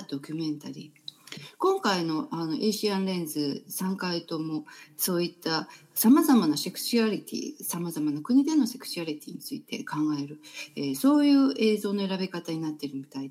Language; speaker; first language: Japanese; native; Japanese